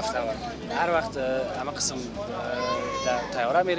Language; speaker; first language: Persian; native; Persian